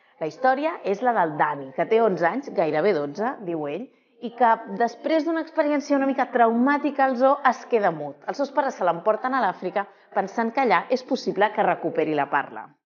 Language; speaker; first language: Catalan; native; Catalan